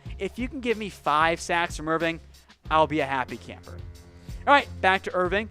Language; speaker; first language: English; native; English